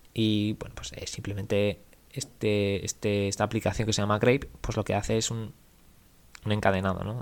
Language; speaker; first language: Spanish; native; Spanish